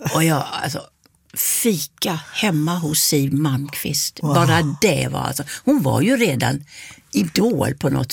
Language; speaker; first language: Swedish; native; Swedish